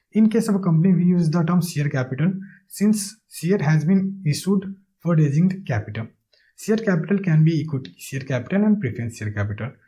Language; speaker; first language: English; non-native, local second language; Nepali